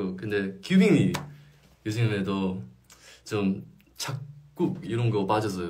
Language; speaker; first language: Korean; non-native, fluent; Chinese